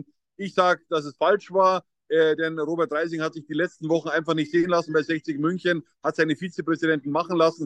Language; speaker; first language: German; native; German